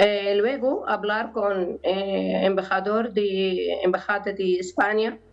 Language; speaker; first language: Spanish; non-native, learner; Arabic